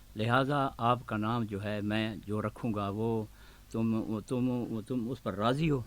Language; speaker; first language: Urdu; non-native, local second language; Saraiki